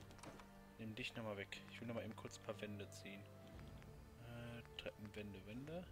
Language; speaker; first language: German; native; German